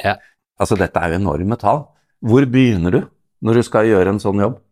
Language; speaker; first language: Norwegian; native; Norwegian